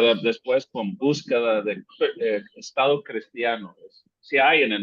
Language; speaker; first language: Spanish; non-native, fluent; English